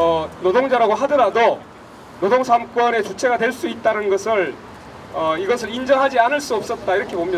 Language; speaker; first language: Korean; native; Korean